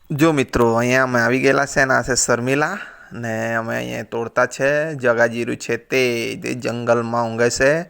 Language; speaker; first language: Gujarati; non-native, local second language; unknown